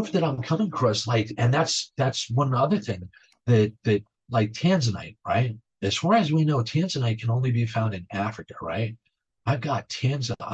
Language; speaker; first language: English; native; English